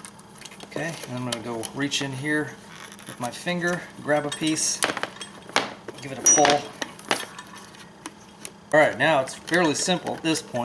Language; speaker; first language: English; native; English